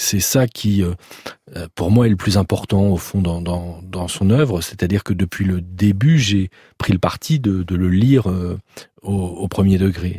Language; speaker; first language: French; native; French